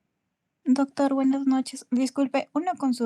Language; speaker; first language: Spanish; native; Spanish